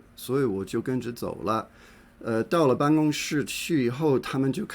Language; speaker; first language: Chinese; non-native, fluent; English